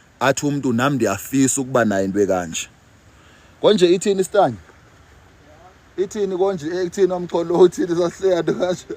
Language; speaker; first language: Zulu; non-native, local second language; Xhosa